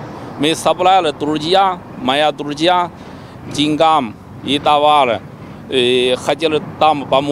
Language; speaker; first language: Russian; non-native, learner; Chinese